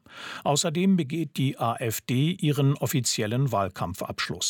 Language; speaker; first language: German; native; German